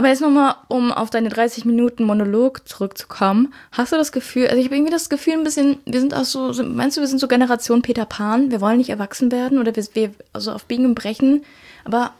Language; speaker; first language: German; native; German